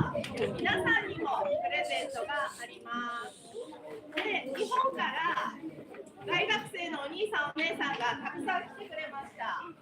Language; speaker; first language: Japanese; native; Japanese